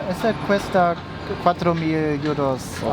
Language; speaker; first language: Spanish; non-native, learner; German